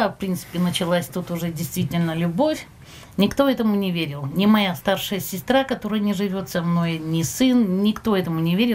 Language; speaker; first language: Russian; native; Russian